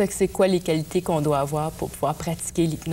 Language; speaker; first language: French; native; French